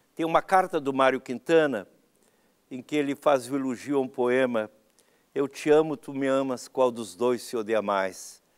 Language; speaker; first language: Portuguese; native; Portuguese